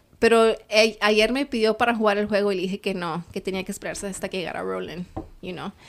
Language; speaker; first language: Spanish; early bilingual, heritage; Spanish